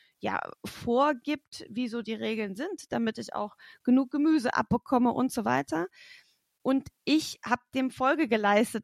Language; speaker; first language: German; native; German